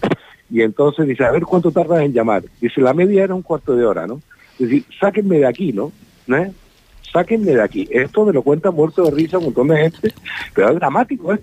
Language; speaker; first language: Spanish; native; Spanish